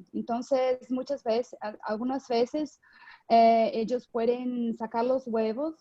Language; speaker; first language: Spanish; non-native, fluent; Portuguese